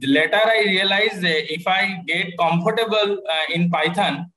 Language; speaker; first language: English; non-native, local second language; Bangla